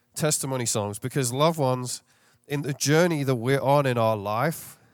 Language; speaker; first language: English; native; English